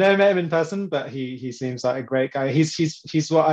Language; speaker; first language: English; native; English